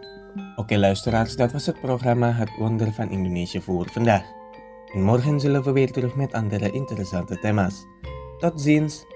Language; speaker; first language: Dutch; non-native, fluent; Indonesian